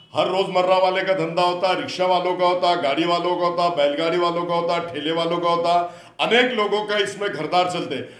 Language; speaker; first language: Hindi; non-native, local second language; Urdu